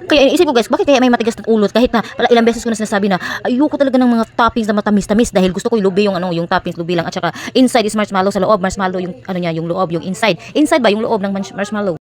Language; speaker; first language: Filipino; non-native, local second language; Cebuano